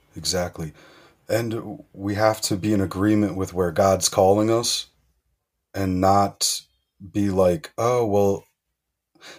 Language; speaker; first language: English; native; English